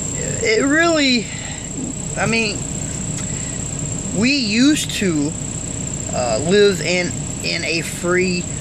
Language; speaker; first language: English; native; English